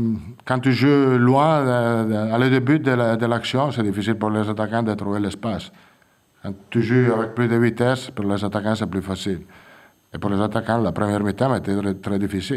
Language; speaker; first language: French; non-native, fluent; Italian